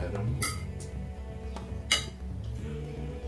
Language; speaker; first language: English; non-native, learner; Dutch